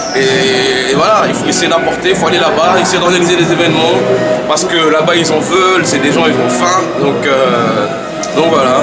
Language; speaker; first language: French; early bilingual, other home language; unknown